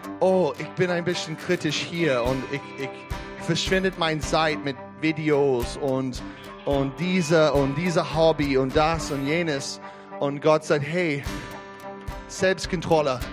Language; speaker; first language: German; non-native, fluent; English